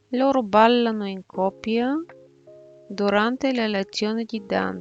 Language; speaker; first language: Italian; non-native, fluent; Bulgarian